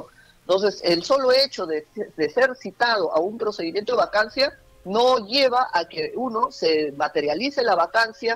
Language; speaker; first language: Spanish; native; Spanish